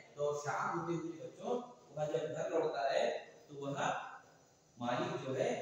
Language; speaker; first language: Hindi; non-native, local second language; Kannada